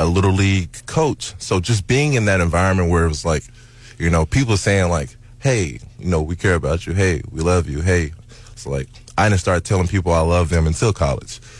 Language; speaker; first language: English; native; English